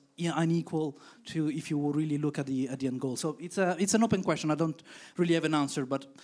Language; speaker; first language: English; non-native, fluent; Italian